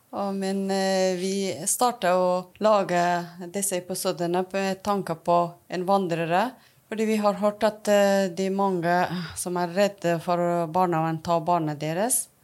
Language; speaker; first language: Norwegian; non-native, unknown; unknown